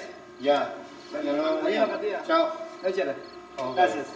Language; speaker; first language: Spanish; native; Spanish